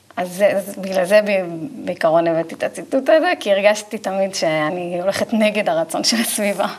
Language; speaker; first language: Hebrew; native; Hebrew